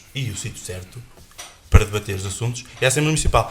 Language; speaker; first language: Portuguese; native; Portuguese